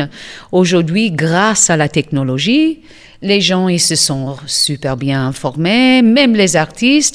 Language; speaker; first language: French; non-native, fluent; English